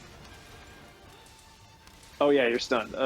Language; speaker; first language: English; native; English